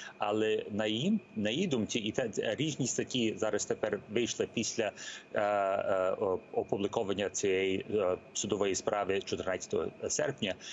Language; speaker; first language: Ukrainian; early bilingual, heritage; Ukrainian